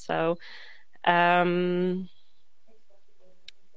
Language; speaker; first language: English; non-native, fluent; Polish